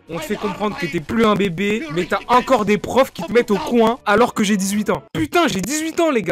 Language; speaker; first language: French; native; French